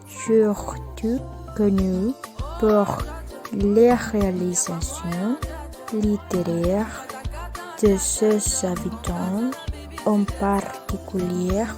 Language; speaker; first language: French; non-native, learner; Spanish